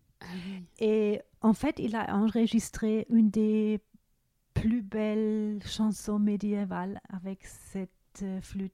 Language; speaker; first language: French; non-native, fluent; German